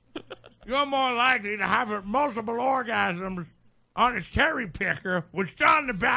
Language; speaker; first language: English; native; English